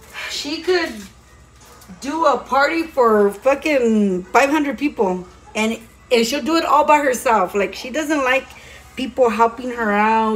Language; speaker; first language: English; early bilingual, other home language; Spanish